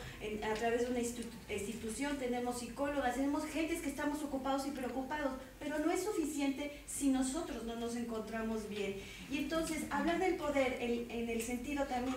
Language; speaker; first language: Spanish; native; Spanish